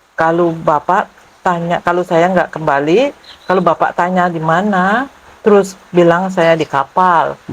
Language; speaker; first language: Indonesian; early bilingual, heritage; Javanese